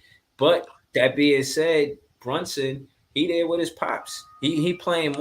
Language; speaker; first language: English; native; English